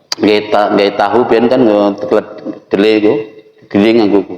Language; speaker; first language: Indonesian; non-native, local second language; Javanese